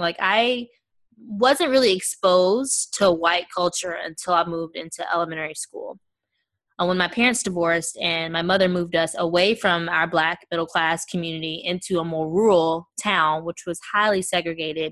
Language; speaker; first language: English; native; English